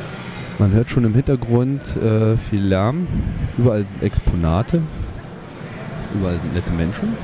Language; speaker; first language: German; native; German